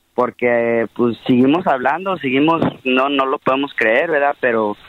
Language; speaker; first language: Spanish; early bilingual, heritage; Spanish